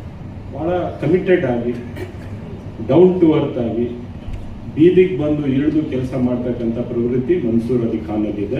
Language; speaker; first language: Kannada; native; Kannada